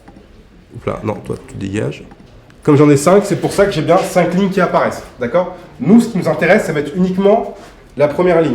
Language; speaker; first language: French; native; French